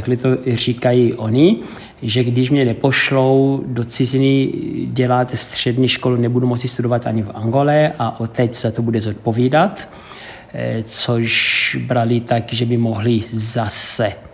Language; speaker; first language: Czech; non-native, fluent; Portuguese